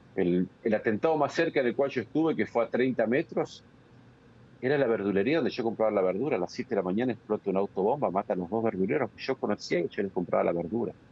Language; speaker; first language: Spanish; native; Spanish